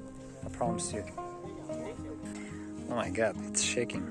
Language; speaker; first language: English; non-native, learner; Uzbek